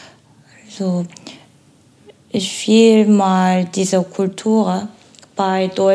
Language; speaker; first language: German; non-native, learner; Korean